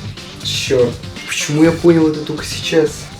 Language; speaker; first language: Russian; native; Russian